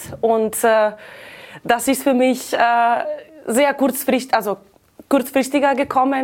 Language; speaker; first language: German; non-native, fluent; Catalan